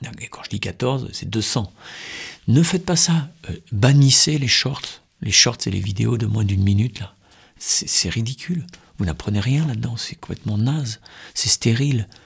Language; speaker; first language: French; native; French